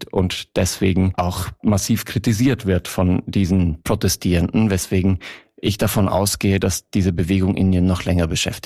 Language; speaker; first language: German; native; German